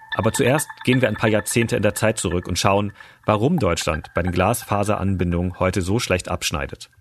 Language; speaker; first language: German; native; German